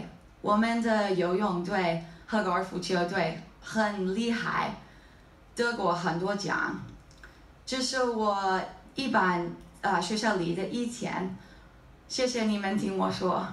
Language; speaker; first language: Chinese; non-native, learner; English